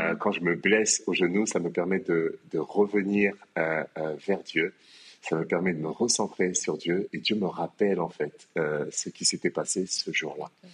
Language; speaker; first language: French; early bilingual, other home language; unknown